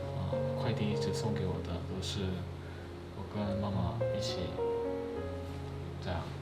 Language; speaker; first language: Chinese; non-native, fluent; Korean